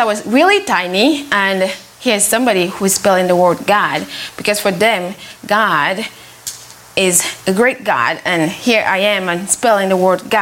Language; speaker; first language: English; non-native, fluent; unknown